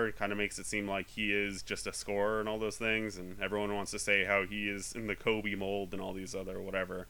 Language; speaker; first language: English; native; English